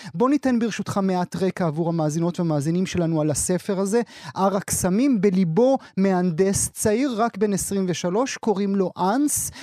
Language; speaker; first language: Hebrew; native; Hebrew